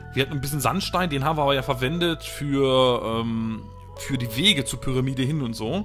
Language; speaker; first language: German; native; German